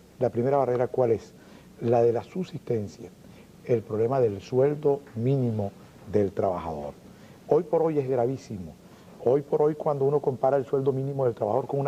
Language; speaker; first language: Spanish; native; Spanish